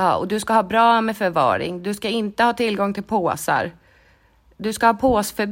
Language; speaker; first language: Swedish; native; Swedish